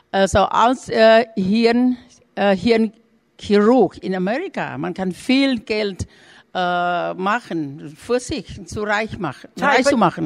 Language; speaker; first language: German; non-native, learner; Thai